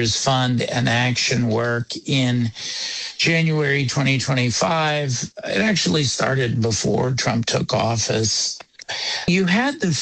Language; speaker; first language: English; non-native, local second language; Yiddish